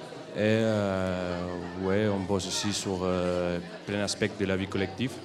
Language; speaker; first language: French; non-native, fluent; Catalan